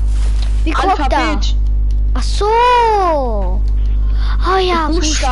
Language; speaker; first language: German; non-native, learner; English